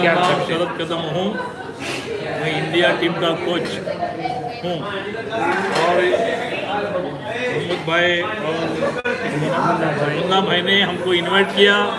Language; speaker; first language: Hindi; non-native, local second language; Marathi